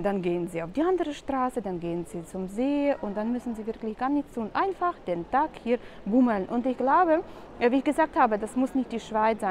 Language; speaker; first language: German; non-native, fluent; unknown